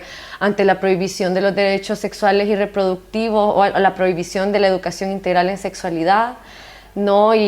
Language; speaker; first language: Spanish; native; Spanish